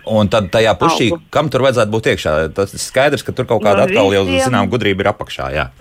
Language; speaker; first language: Latvian; native; Latvian